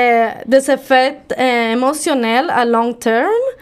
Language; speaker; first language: French; non-native, learner; Spanish